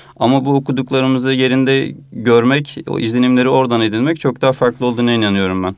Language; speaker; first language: Turkish; native; Turkish